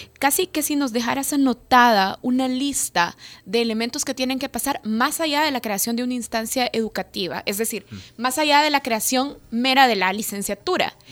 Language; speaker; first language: Spanish; native; Spanish